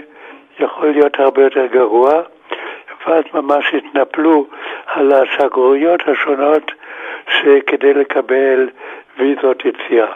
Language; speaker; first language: Hebrew; non-native, fluent; German